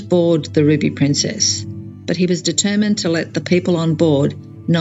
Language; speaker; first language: English; native; English